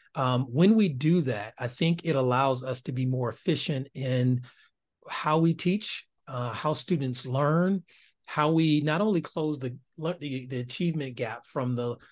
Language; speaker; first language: English; native; English